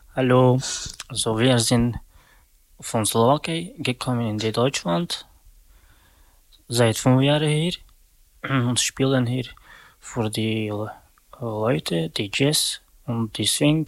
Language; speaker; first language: German; non-native, learner; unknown